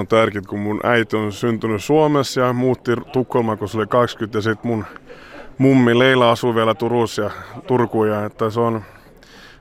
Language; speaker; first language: Finnish; early bilingual, heritage; Finnish